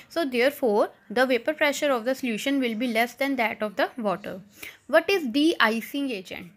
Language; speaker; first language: English; non-native, local second language; Punjabi